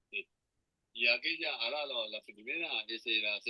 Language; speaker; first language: Spanish; non-native, learner; Chinese